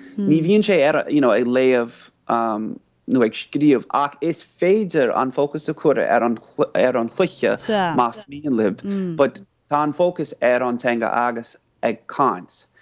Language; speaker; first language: Irish; non-native, fluent; English